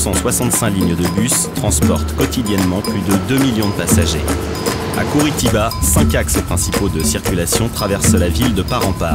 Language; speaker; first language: French; native; French